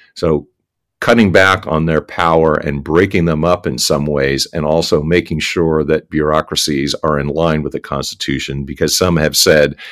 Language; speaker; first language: English; native; English